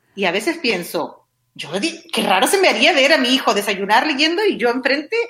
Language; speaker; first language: Spanish; native; Spanish